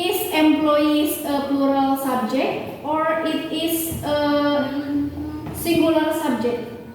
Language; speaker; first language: English; non-native, fluent; Indonesian